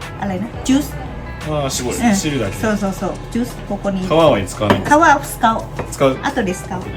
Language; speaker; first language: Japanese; non-native, fluent; Thai